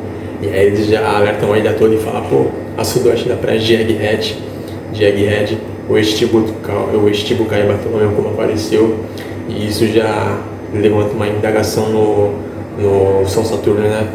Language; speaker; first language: Portuguese; native; Portuguese